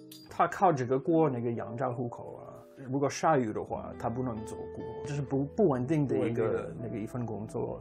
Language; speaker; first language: Chinese; non-native, fluent; English